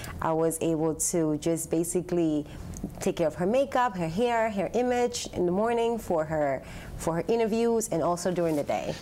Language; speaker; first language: English; early bilingual, other home language; Spanish